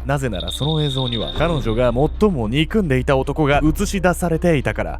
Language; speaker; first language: Japanese; native; Japanese